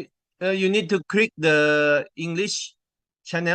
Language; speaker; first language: English; non-native, learner; Thai